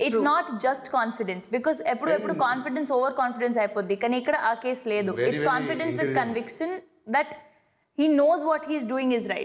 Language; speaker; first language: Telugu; non-native, fluent; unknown